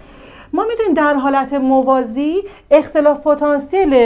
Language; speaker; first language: Persian; native; Persian